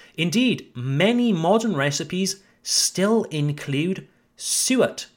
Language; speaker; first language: English; native; English